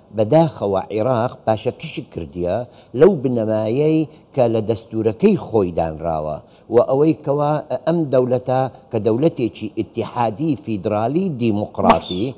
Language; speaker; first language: Central Kurdish; non-native, local second language; Syriac